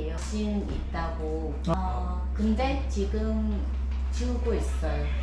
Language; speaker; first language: Korean; non-native, fluent; Vietnamese